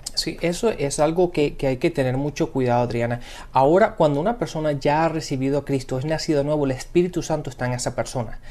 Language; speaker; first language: Spanish; early bilingual, heritage; Spanish